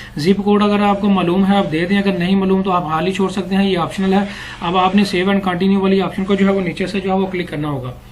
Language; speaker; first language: Urdu; non-native, local second language; Punjabi